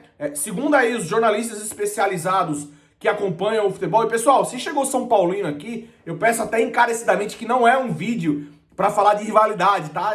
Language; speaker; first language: Portuguese; native; Portuguese